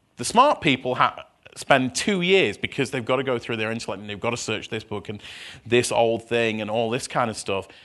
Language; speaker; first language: English; native; English